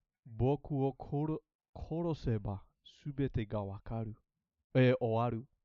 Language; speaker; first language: Japanese; non-native, learner; English